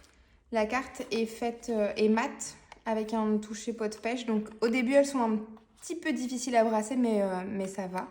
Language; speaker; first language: French; native; French